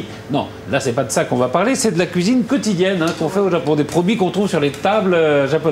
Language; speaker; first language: French; native; French